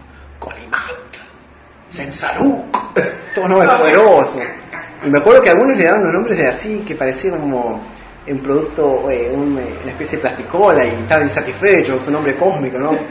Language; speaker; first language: Spanish; native; Spanish